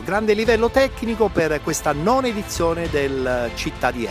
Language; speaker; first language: Italian; native; Italian